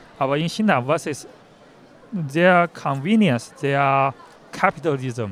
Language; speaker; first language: German; non-native, learner; Chinese